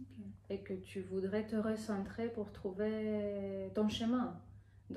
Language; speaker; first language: French; non-native, fluent; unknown